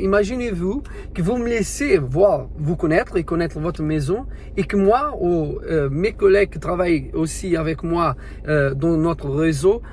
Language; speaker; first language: French; non-native, learner; Portuguese